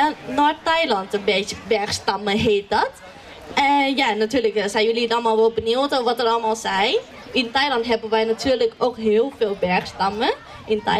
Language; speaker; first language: Dutch; non-native, fluent; Thai